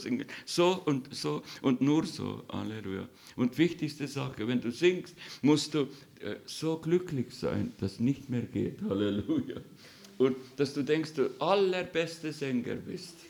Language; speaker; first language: German; non-native, learner; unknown